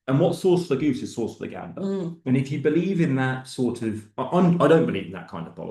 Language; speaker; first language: English; native; English